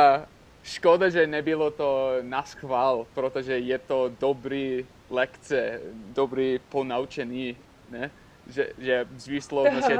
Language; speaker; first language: Czech; non-native, learner; English